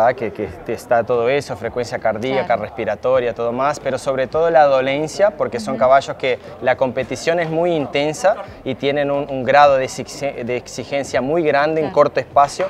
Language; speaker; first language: Spanish; early bilingual, heritage; Spanish